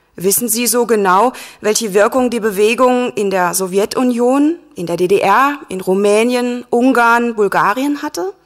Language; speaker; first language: German; native; German